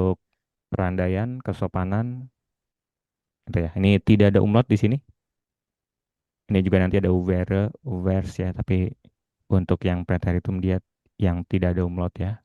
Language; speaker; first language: Indonesian; native; Indonesian